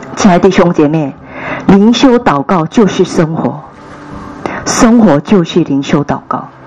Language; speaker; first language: Chinese; non-native, fluent; Korean